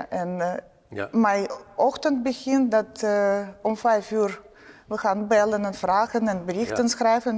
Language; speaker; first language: Dutch; non-native, learner; Ukrainian